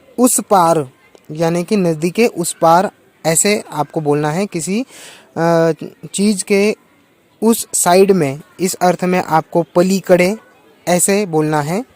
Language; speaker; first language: Hindi; non-native, local second language; Marathi